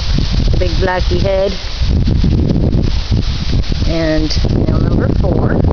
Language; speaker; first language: English; native; English